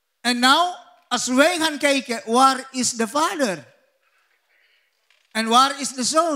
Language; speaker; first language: Dutch; non-native, learner; Indonesian